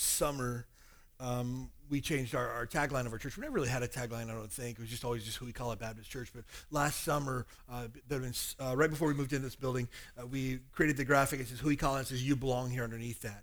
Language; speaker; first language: English; native; English